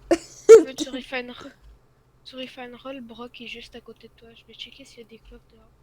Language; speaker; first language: French; native; French